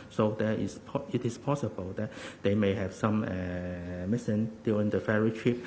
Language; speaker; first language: English; non-native, local second language; Cantonese